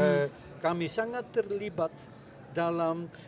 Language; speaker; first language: Indonesian; non-native, fluent; Dutch